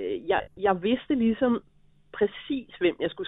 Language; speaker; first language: Danish; native; Danish